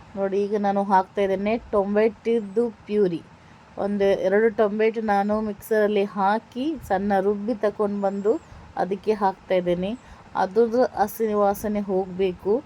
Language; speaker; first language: Kannada; non-native, local second language; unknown